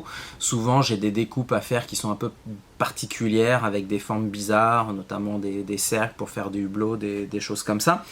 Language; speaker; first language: French; native; French